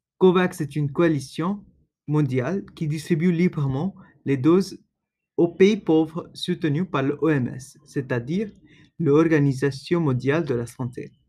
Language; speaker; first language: French; non-native, learner; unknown